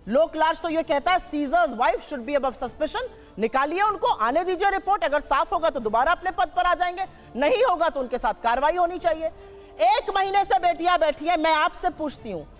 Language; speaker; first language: Hindi; native; Hindi